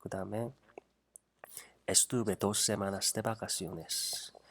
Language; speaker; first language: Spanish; non-native, fluent; Korean